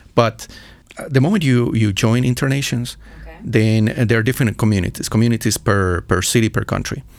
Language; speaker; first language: English; non-native, fluent; Spanish